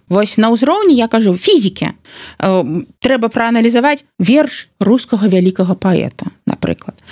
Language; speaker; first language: Belarusian; native; Belarusian